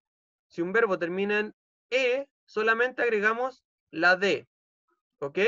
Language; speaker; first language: Spanish; native; Spanish